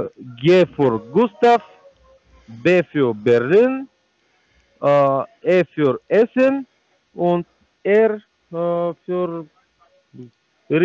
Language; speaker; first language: German; non-native, learner; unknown